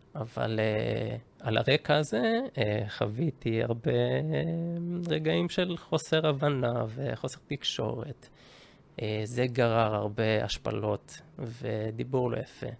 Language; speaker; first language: Hebrew; early bilingual, other home language; Japanese